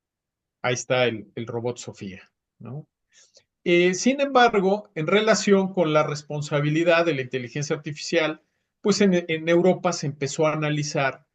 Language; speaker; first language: Spanish; native; Spanish